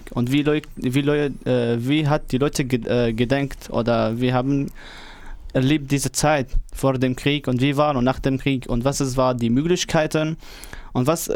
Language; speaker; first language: German; non-native, learner; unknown